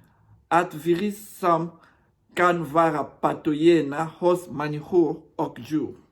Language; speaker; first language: Swedish; non-native, learner; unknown